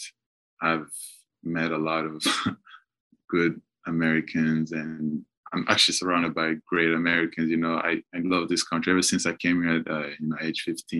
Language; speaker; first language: English; non-native, local second language; Kinyarwanda